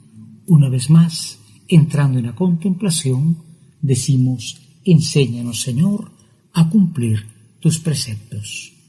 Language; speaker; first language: Spanish; native; Spanish